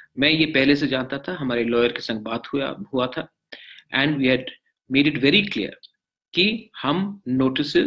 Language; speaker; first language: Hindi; non-native, local second language; Bangla